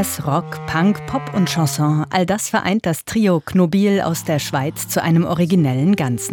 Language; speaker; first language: German; native; German